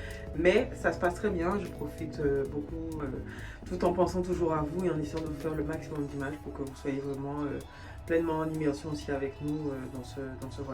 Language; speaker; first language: French; native; French